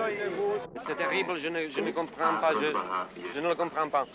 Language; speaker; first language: French; non-native, learner; Czech